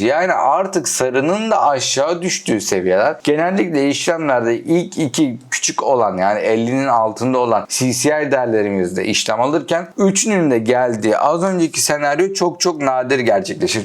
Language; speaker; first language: Turkish; native; Turkish